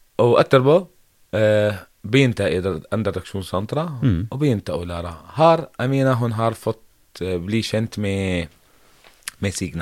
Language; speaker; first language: Norwegian; non-native, learner; Arabic